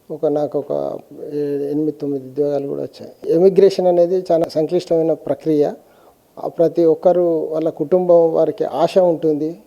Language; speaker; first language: Telugu; native; Telugu